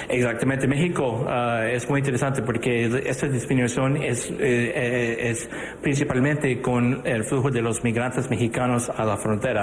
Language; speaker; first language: Spanish; early bilingual, other home language; English